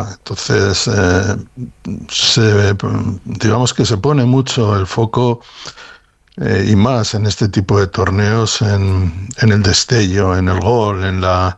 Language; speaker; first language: Spanish; native; Spanish